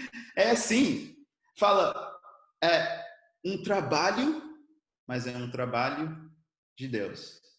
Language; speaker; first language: Portuguese; early bilingual, other home language; English